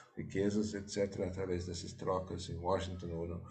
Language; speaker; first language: Portuguese; non-native, fluent; English